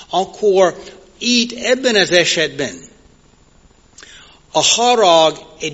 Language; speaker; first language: Hungarian; non-native, fluent; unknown